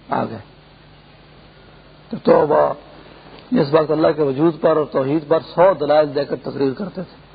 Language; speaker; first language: Urdu; non-native, local second language; Pashto